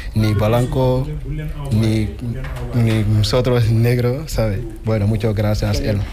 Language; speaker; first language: Spanish; non-native, learner; Wolof